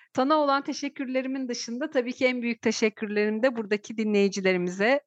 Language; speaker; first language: Turkish; native; Turkish